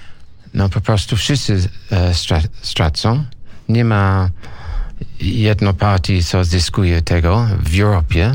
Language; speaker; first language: Polish; non-native, fluent; English